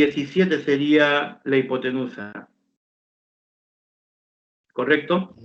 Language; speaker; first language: Spanish; native; Spanish